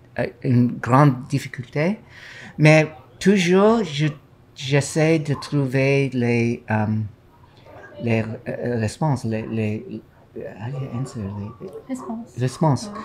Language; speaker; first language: French; non-native, learner; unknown